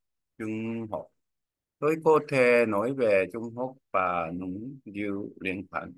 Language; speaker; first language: Vietnamese; non-native, learner; Korean